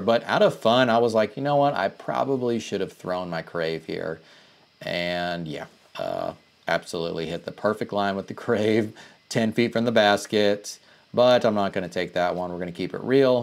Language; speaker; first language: English; native; English